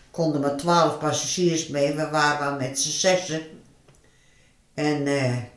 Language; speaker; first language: Dutch; native; Dutch